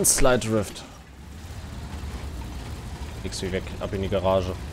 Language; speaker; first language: German; native; German